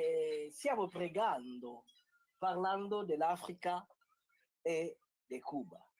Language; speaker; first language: Italian; non-native, learner; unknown